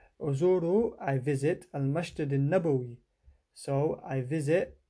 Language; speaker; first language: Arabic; non-native, fluent; English